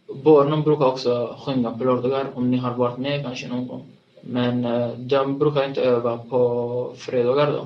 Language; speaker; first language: Swedish; non-native, fluent; Tigrinya